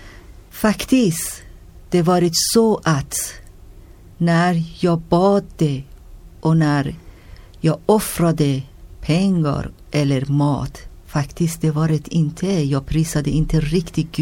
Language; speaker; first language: Swedish; non-native, learner; Persian